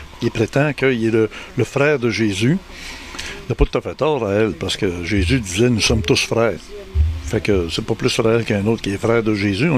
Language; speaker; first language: French; native; French